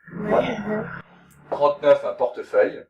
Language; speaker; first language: French; native; French